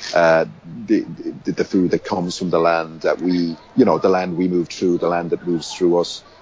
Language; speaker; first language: English; native; English